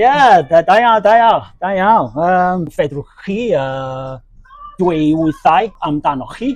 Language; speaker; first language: Welsh; non-native, learner; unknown